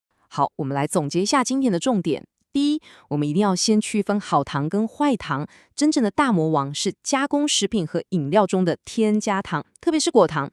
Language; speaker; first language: Chinese; native; Chinese